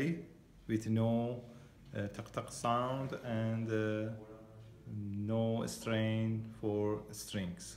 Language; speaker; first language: English; non-native, learner; Persian